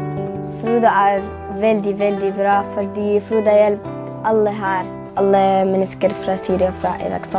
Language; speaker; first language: Norwegian; non-native, learner; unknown